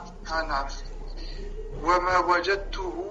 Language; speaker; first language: Arabic; non-native, learner; French